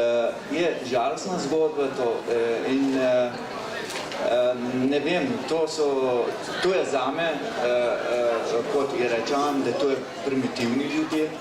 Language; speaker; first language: Slovenian; non-native, local second language; Arabic